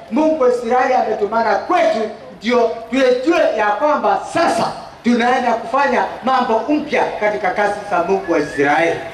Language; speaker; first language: Swahili; non-native, local second language; Kamba